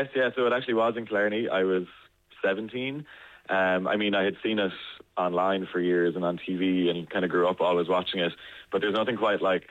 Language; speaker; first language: English; native; English